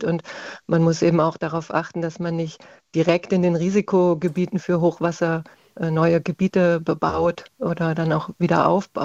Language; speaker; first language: German; native; German